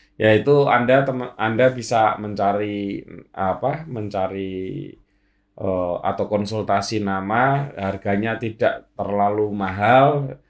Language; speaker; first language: Indonesian; native; Indonesian